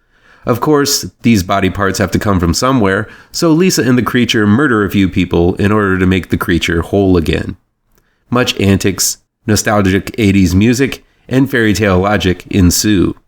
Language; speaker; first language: English; native; English